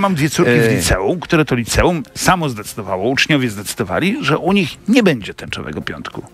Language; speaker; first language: Polish; native; Polish